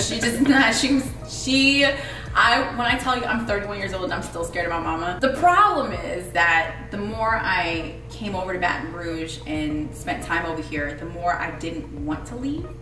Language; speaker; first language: English; early bilingual, other home language; Spanish